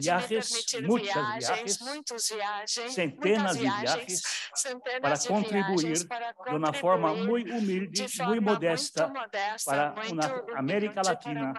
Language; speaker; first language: Portuguese; early bilingual, other home language; German